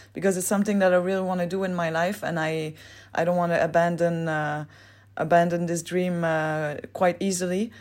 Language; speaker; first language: English; non-native, fluent; French